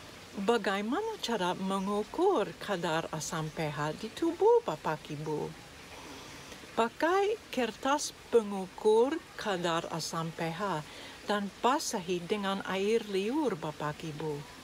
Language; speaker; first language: Indonesian; non-native, learner; English